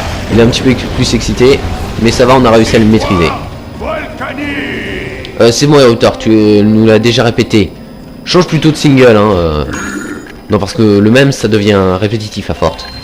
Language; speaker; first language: French; native; French